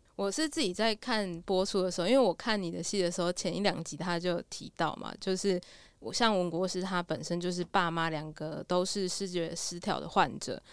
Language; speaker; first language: Chinese; native; Chinese